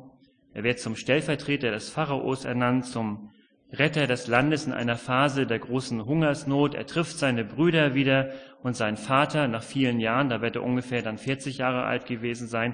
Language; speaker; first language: German; native; German